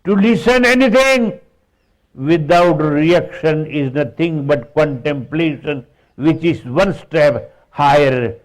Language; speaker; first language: English; non-native, local second language; Gujarati